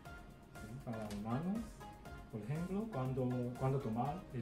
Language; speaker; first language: Spanish; non-native, learner; Chinese